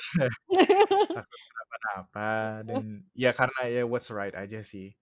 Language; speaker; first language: Indonesian; early bilingual, other home language; English